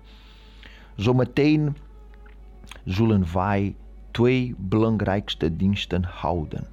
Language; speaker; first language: Dutch; non-native, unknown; Portuguese